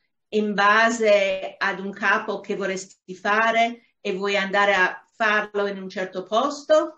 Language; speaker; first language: Italian; non-native, fluent; English